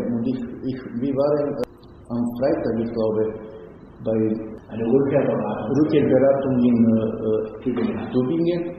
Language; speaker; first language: German; non-native, learner; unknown